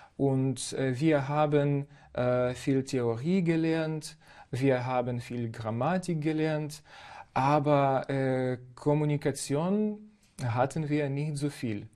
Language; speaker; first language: German; non-native, fluent; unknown